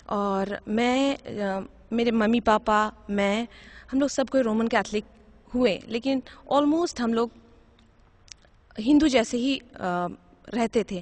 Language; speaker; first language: Hindi; non-native, local second language; Odia